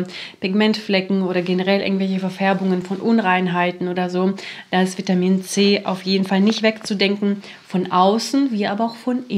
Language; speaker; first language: German; native; German